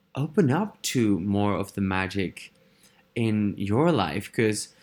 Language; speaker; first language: English; non-native, fluent; Dutch